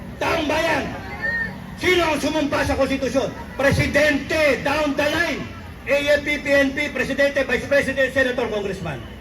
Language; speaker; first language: Filipino; non-native, local second language; Cebuano